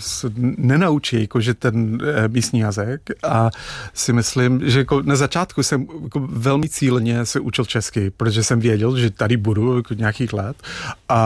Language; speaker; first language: Czech; non-native, fluent; English